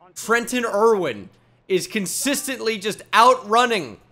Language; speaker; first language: English; native; English